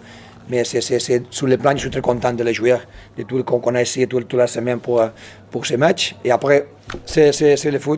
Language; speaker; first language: French; non-native, fluent; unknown